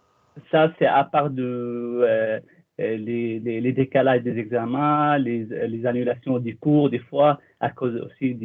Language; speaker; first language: French; non-native, fluent; Arabic